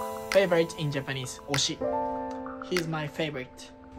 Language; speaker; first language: English; non-native, learner; Japanese